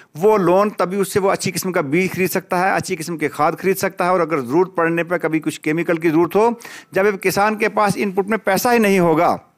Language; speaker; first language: Urdu; non-native, local second language; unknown